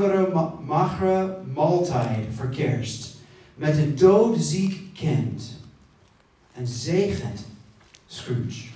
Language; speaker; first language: Dutch; non-native, fluent; English